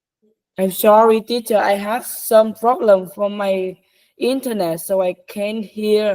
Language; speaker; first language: English; non-native, learner; Vietnamese